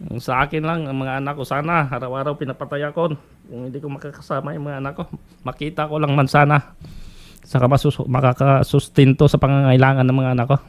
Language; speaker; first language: Filipino; non-native, local second language; Cebuano